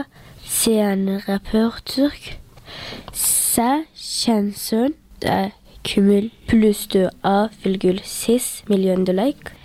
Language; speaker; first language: French; non-native, learner; Turkish